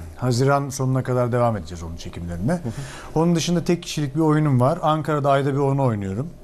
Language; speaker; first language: Turkish; native; Turkish